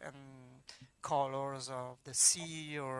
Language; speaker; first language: English; non-native, fluent; Italian